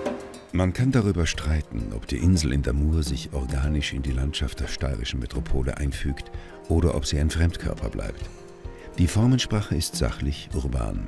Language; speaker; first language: German; native; German